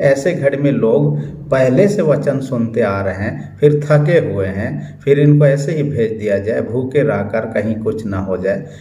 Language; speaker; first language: Hindi; non-native, local second language; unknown